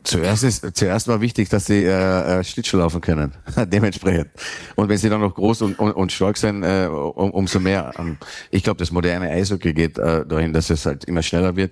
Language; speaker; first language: German; native; German